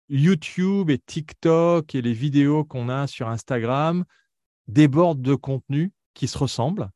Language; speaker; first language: French; native; French